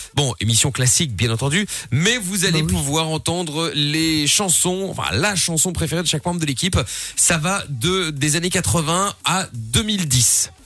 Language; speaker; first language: French; native; French